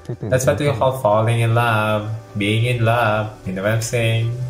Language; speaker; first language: English; non-native, local second language; Filipino